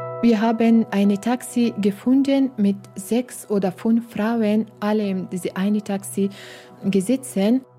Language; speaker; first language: German; non-native, learner; Persian